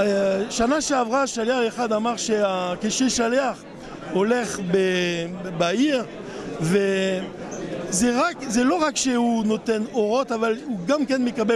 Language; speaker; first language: Hebrew; non-native, learner; French